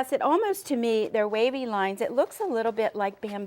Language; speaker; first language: English; native; English